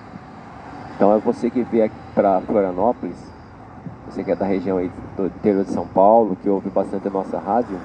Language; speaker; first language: Portuguese; native; Portuguese